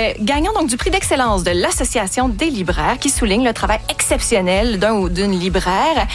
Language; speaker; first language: French; native; French